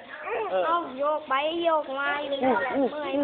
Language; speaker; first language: Thai; native; Thai